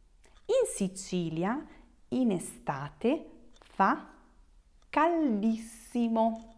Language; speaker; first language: Italian; native; Italian